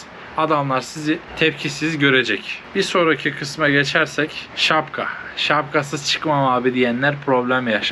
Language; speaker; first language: Turkish; native; Turkish